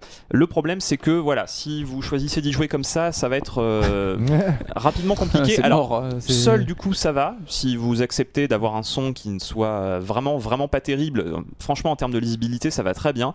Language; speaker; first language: French; native; French